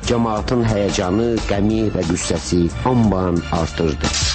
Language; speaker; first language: Azerbaijani; native; Azerbaijani